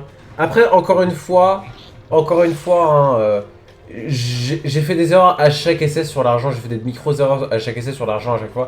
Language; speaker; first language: French; native; French